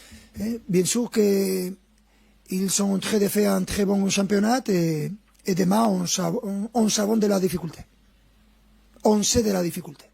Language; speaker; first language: French; non-native, fluent; Spanish